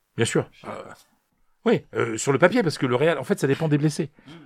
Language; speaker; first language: French; native; French